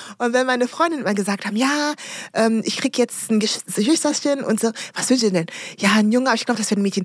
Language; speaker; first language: German; early bilingual, other home language; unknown